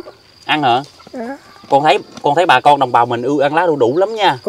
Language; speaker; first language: Vietnamese; native; Vietnamese